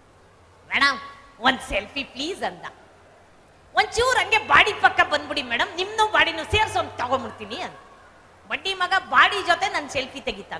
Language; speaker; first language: Kannada; native; Kannada